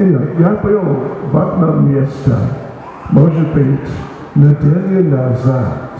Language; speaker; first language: Russian; non-native, learner; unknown